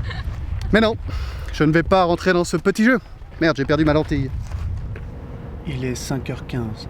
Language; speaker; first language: French; native; French